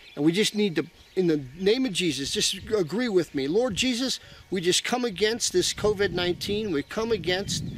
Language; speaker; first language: English; native; English